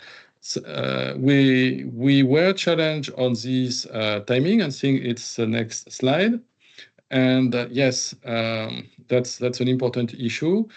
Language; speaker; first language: English; non-native, fluent; French